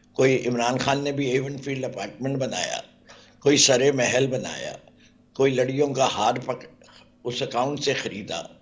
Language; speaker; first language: Urdu; native; Urdu